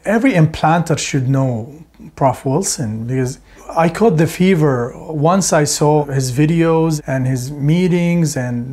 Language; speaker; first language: English; non-native, fluent; Arabic